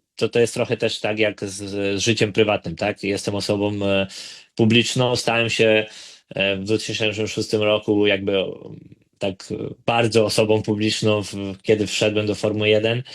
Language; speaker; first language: Polish; native; Polish